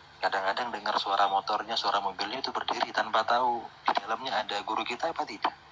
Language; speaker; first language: Indonesian; native; Indonesian